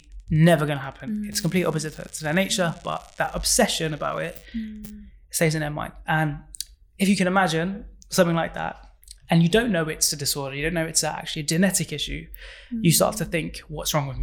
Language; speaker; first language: English; native; English